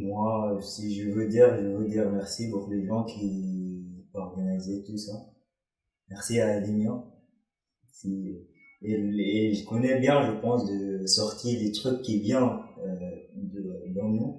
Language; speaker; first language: French; non-native, learner; Arabic